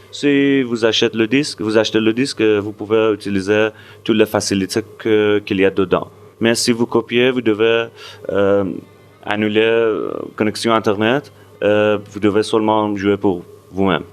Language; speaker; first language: French; non-native, fluent; Persian